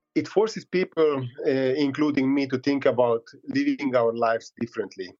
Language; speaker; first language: English; non-native, fluent; Hungarian